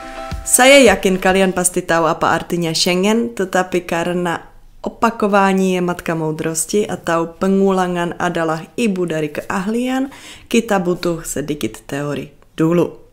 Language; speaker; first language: Indonesian; non-native, fluent; Czech